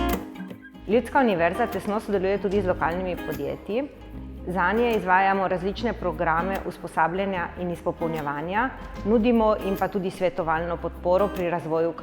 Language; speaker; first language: Slovenian; native; Slovenian